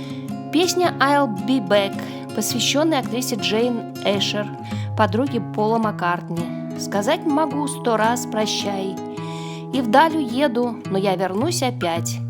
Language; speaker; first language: Russian; native; Russian